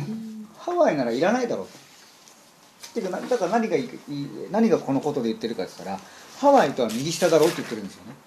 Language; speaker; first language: Japanese; native; Japanese